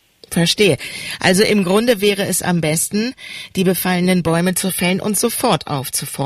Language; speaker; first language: German; native; German